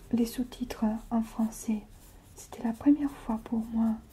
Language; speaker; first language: French; non-native, fluent; Italian